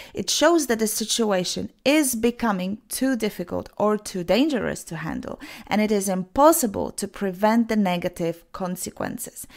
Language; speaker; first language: English; non-native, fluent; Polish